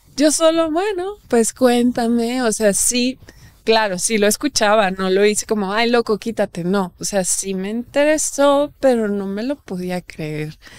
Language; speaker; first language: Spanish; native; Spanish